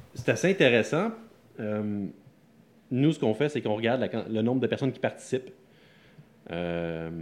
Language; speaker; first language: French; native; French